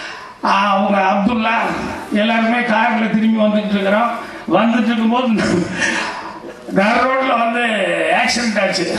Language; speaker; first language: Tamil; native; Tamil